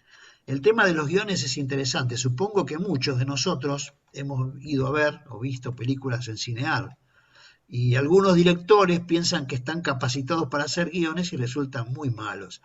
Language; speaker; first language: Spanish; native; Spanish